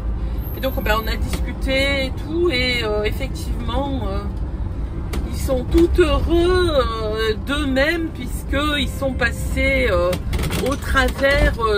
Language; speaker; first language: French; native; French